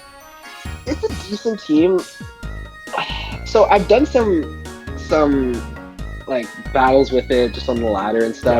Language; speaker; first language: English; native; English